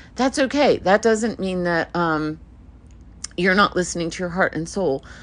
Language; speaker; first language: English; early bilingual, other home language; Hebrew